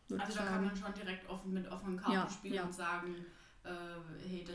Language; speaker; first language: German; native; German